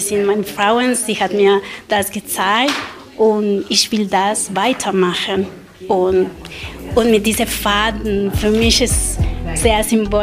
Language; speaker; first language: German; non-native, learner; Spanish